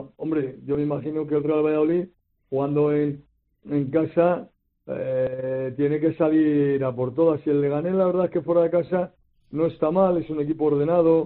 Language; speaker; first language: Spanish; native; Spanish